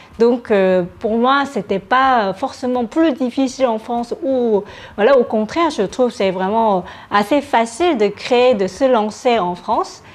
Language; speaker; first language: French; non-native, fluent; Korean